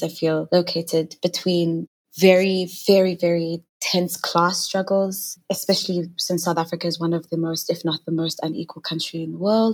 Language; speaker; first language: English; non-native, local second language; Southern Sotho